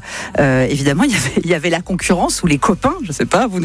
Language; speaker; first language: French; native; French